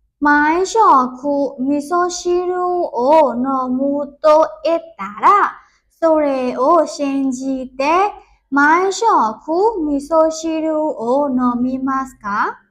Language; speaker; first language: Japanese; non-native, learner; Burmese